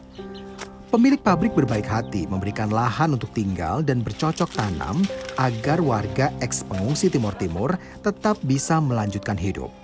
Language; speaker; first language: Indonesian; native; Indonesian